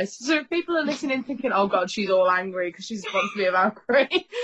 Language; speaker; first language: English; native; English